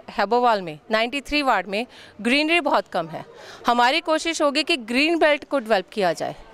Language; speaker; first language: Hindi; native; Hindi